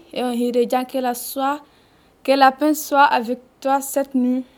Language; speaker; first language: French; non-native, local second language; Fula